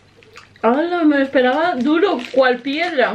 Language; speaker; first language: Spanish; native; Spanish